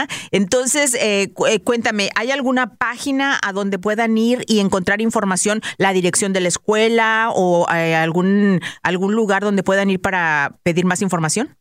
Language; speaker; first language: Spanish; native; Spanish